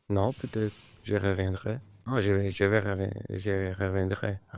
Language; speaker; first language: French; non-native, learner; Spanish